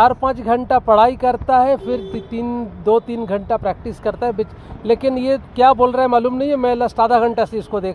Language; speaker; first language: Hindi; non-native, local second language; Bangla